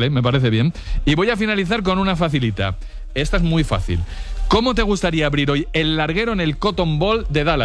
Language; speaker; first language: Spanish; native; Spanish